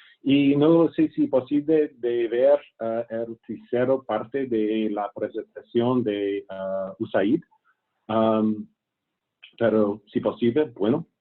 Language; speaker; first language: Spanish; non-native, fluent; English